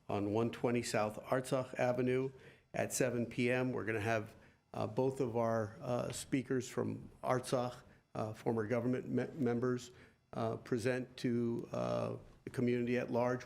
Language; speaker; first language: English; early bilingual, other home language; Armenian